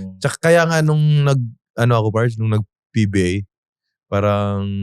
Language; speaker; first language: Filipino; non-native, local second language; Cebuano